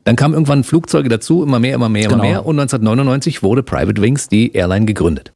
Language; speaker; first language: German; native; German